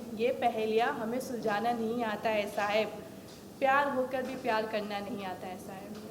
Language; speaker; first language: Hindi; native; Hindi